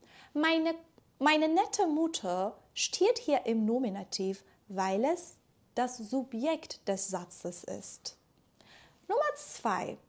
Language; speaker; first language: German; native; German